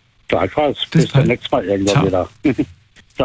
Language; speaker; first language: German; native; German